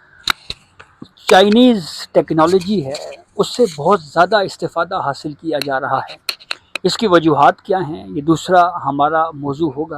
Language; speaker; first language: Urdu; non-native, local second language; Punjabi